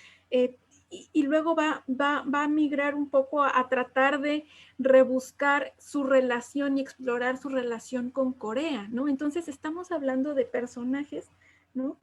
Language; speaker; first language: Spanish; native; Spanish